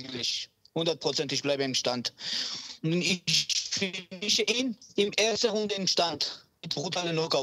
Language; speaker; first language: German; non-native, learner; Georgian